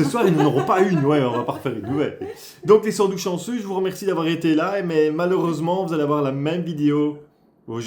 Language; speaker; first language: French; native; French